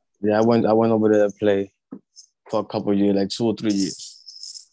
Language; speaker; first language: English; early bilingual, other home language; Spanish